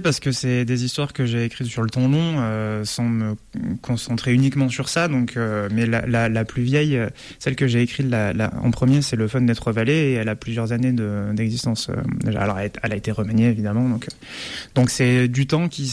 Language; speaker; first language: French; native; French